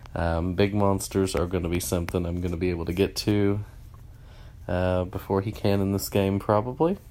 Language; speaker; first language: English; native; English